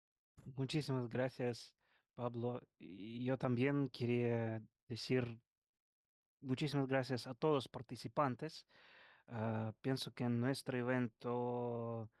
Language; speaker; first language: Spanish; non-native, learner; Russian